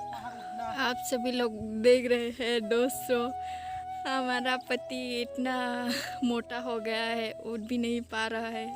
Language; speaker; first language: Hindi; non-native, local second language; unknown